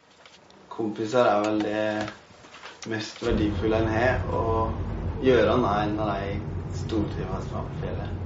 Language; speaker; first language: Norwegian; native; Norwegian